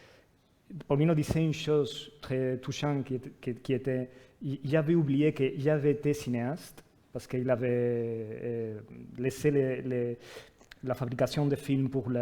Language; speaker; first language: French; non-native, fluent; Spanish